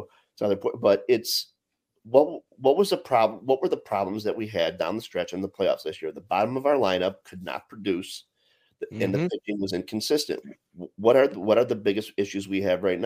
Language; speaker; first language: English; native; English